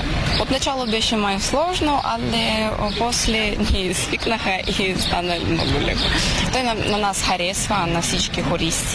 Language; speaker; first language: Bulgarian; non-native, learner; Ukrainian